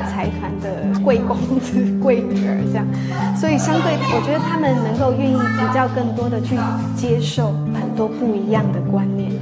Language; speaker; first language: Chinese; native; Chinese